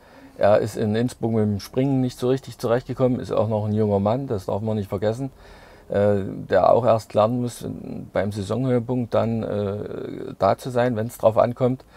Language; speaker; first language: German; native; German